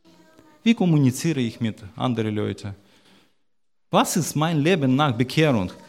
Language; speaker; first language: German; non-native, learner; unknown